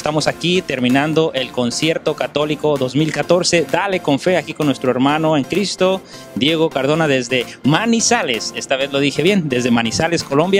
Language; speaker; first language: Spanish; native; Spanish